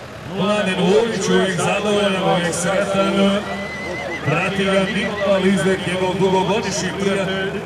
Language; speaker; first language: Serbian; native; Serbian